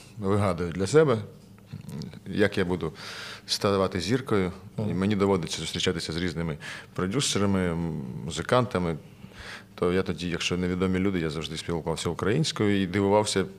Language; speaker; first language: Ukrainian; non-native, local second language; Russian